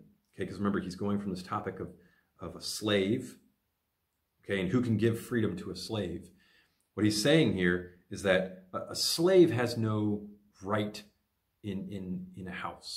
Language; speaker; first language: English; native; English